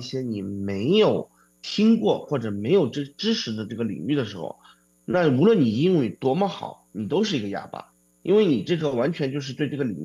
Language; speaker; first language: Chinese; native; Chinese